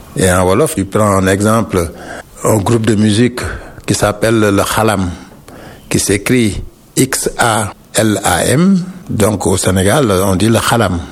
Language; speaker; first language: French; non-native, local second language; Wolof